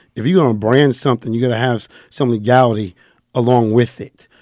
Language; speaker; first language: English; native; English